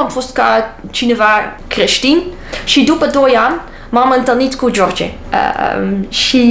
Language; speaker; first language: Romanian; non-native, learner; English